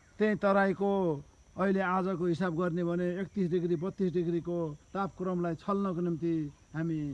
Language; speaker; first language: Nepali; native; Nepali